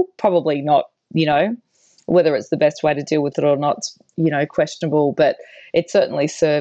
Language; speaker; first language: English; native; English